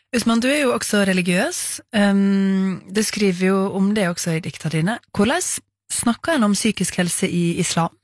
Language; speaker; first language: Norwegian; native; Norwegian